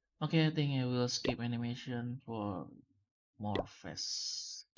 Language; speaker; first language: English; non-native, learner; Malay